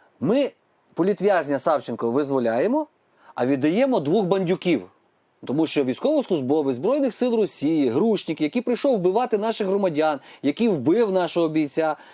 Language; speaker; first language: Ukrainian; native; Ukrainian